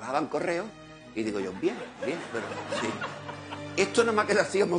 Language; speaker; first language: Spanish; native; Spanish